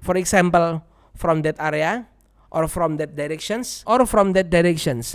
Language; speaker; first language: English; non-native, learner; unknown